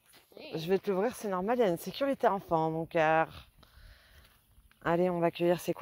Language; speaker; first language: French; native; French